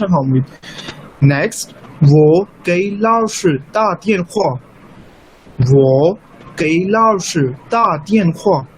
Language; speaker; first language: Chinese; non-native, fluent; Urdu